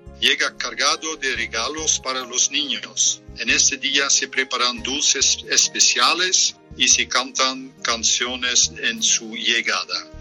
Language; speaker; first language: Spanish; non-native, fluent; Dutch